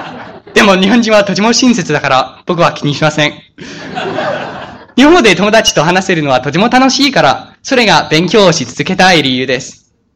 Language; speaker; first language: Japanese; non-native, fluent; English